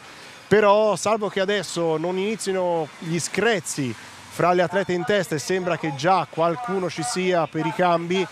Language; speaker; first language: Italian; native; Italian